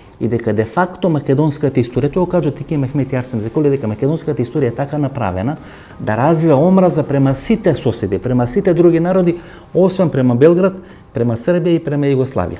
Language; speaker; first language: Macedonian; native; Macedonian